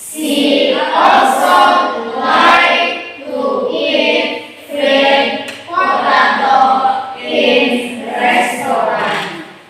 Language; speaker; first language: English; non-native, learner; Indonesian